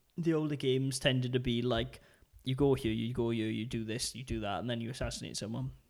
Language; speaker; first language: English; native; English